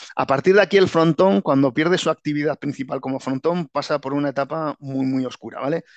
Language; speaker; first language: Spanish; native; Spanish